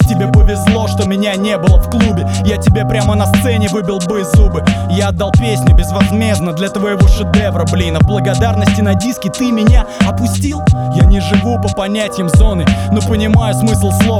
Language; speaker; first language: Russian; native; Russian